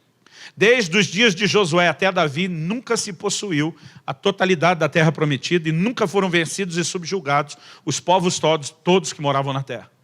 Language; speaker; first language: Portuguese; native; Portuguese